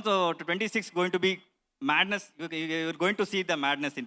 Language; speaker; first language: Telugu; non-native, learner; Kannada